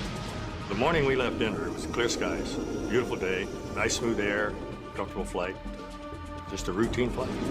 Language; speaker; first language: English; native; English